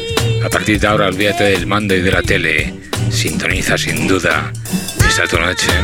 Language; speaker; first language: Spanish; native; Spanish